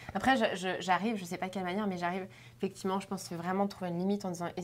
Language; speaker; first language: French; native; French